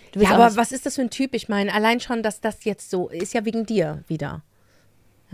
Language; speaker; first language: German; native; German